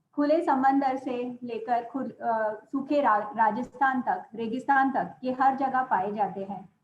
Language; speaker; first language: Hindi; non-native, local second language; Gujarati